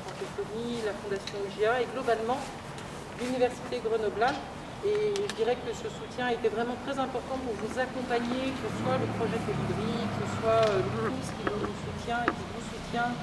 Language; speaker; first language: French; native; French